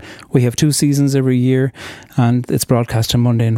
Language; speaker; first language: English; non-native, local second language; Irish